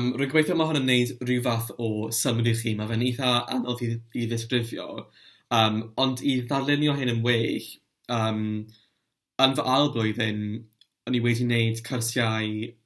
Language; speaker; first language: Welsh; non-native, local second language; English